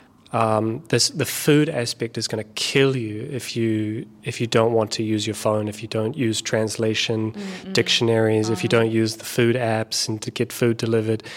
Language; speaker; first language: English; native; English